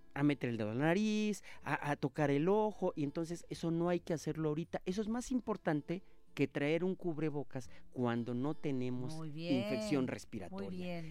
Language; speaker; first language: Spanish; native; Spanish